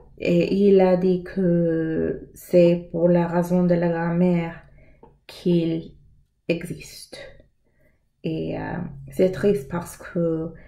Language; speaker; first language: French; non-native, learner; English